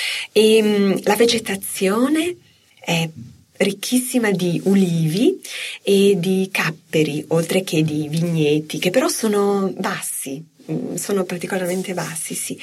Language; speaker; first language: Italian; native; Italian